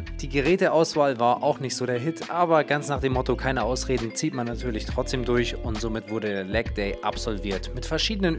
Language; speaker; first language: German; native; German